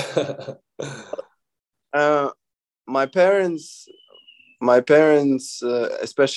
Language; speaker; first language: English; early bilingual, other home language; Romanian